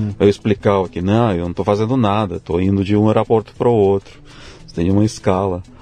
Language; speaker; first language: Portuguese; non-native, fluent; Russian